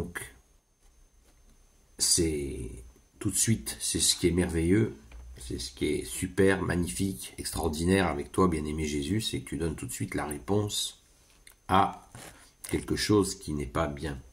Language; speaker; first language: French; native; French